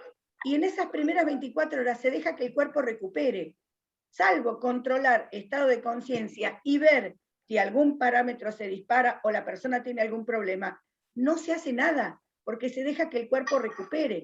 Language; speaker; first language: Spanish; native; Spanish